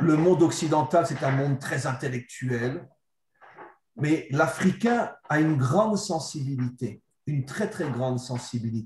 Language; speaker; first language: French; native; French